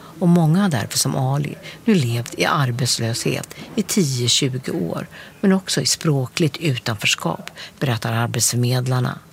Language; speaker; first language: Swedish; native; Swedish